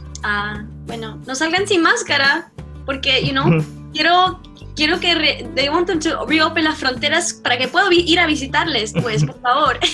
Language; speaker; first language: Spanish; early bilingual, heritage; Spanish